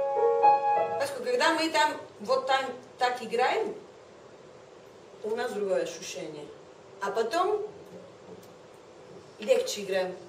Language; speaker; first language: Russian; non-native, fluent; Bulgarian